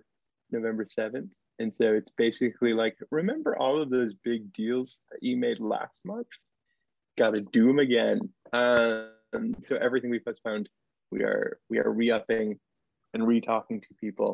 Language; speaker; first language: English; native; English